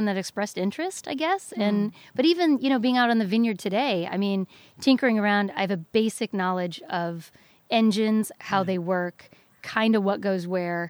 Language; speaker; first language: English; native; English